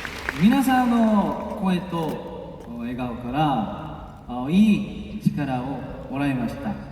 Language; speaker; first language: Japanese; non-native, learner; Korean